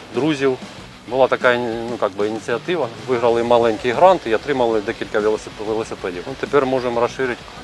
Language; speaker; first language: Ukrainian; non-native, local second language; Russian